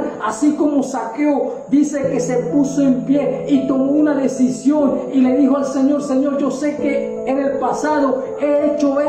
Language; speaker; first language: Spanish; native; Spanish